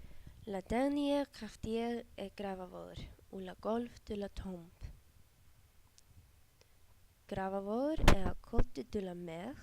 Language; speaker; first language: French; non-native, learner; Icelandic